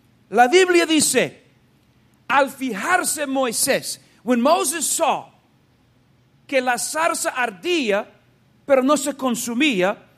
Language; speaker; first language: Spanish; non-native, fluent; English